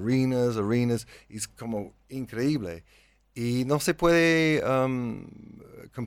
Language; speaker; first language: Spanish; non-native, learner; English